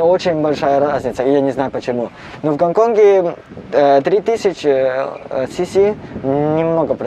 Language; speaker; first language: Russian; non-native, learner; Cantonese